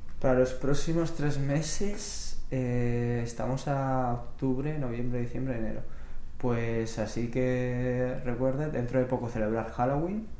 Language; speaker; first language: Spanish; native; Spanish